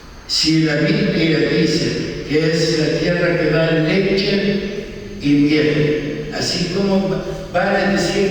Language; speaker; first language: Spanish; non-native, fluent; Arabic